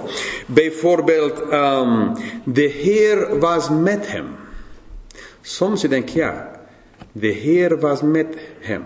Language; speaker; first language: Dutch; non-native, fluent; English